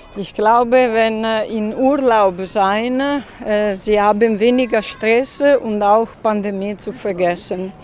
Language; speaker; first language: German; non-native, learner; Italian